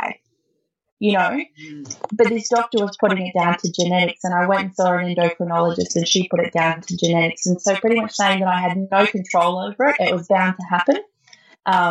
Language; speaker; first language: English; native; English